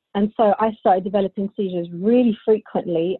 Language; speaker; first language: English; early bilingual, other home language; Bulgarian